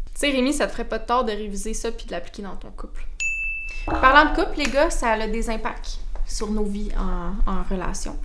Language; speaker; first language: French; native; French